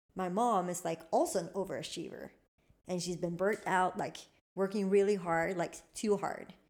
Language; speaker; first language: English; non-native, fluent; Swedish